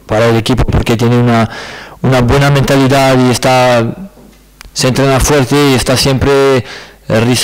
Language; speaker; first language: Spanish; non-native, learner; French